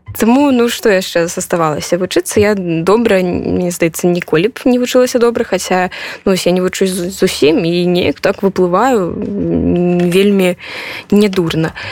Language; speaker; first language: Belarusian; non-native, local second language; Russian